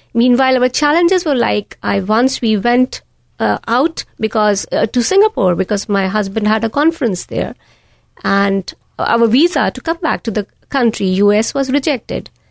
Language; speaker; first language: English; non-native, local second language; Hindi